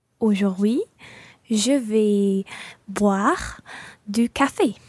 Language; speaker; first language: French; non-native, learner; English